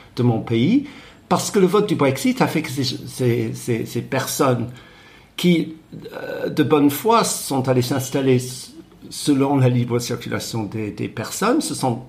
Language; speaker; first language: French; non-native, fluent; English